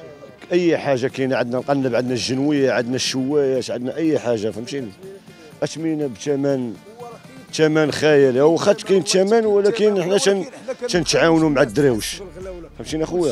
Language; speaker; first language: Arabic; native; Arabic